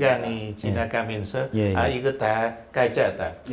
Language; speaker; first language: Korean; non-native, fluent; Vietnamese